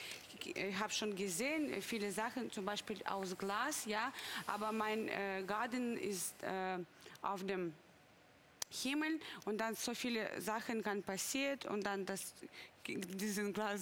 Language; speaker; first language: German; non-native, fluent; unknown